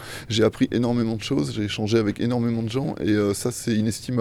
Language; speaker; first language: French; native; French